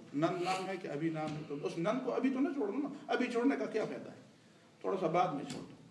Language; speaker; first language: Urdu; non-native, local second language; Pashto